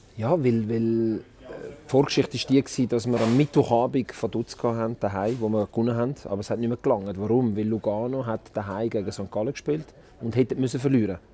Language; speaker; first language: German; early bilingual, other home language; Italian